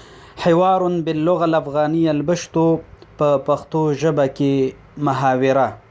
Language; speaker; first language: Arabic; non-native, fluent; Pashto